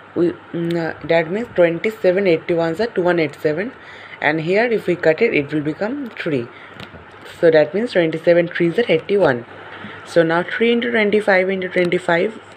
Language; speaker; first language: English; non-native, local second language; Hindi